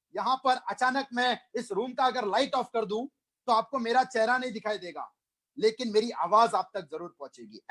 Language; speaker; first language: Hindi; non-native, local second language; Malayalam